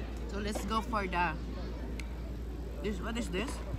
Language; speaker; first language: English; non-native, local second language; Filipino